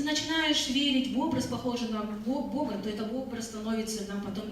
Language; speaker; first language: Russian; native; Russian